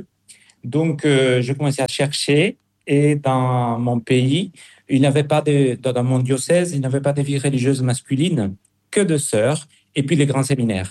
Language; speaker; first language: French; non-native, fluent; Spanish